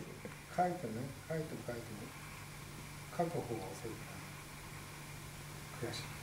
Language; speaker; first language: Japanese; native; Japanese